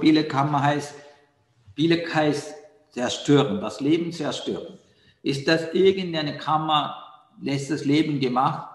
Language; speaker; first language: German; non-native, learner; Sinhala